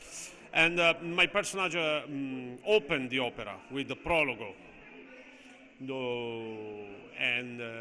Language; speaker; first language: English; non-native, learner; Italian